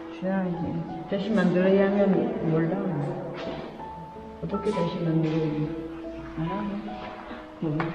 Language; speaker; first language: Korean; non-native, learner; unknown